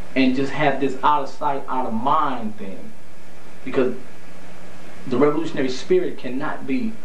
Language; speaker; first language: English; native; English